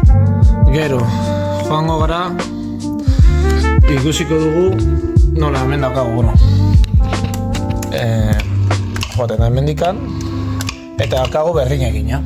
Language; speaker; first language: Basque; non-native, local second language; Spanish